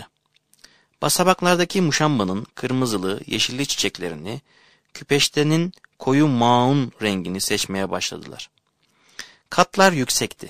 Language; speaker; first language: Turkish; native; Turkish